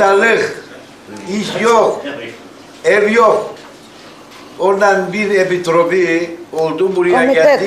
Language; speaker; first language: Turkish; early bilingual, heritage; Turkish